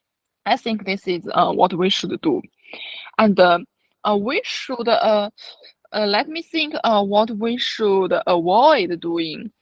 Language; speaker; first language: English; non-native, fluent; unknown